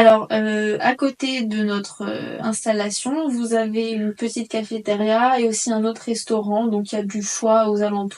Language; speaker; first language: French; native; French